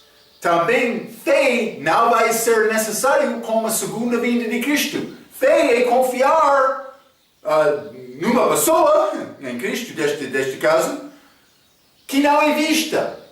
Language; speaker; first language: Portuguese; non-native, learner; English